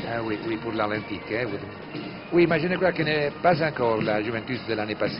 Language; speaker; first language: French; non-native, fluent; Italian